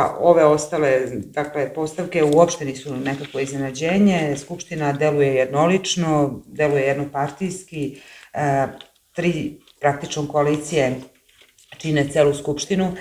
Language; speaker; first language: Serbian; native; Serbian